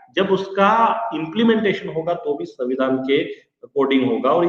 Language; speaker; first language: Hindi; non-native, local second language; Marathi